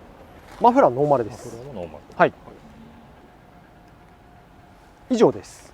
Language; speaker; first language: Japanese; native; Japanese